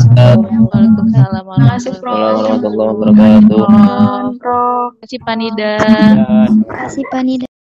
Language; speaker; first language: Indonesian; native; Indonesian